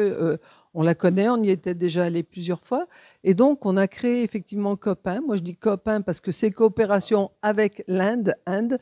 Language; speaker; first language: French; native; French